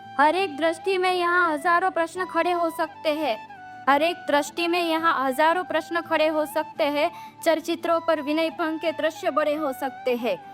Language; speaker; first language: Hindi; non-native, local second language; Gujarati